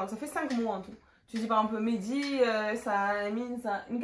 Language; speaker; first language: French; native; French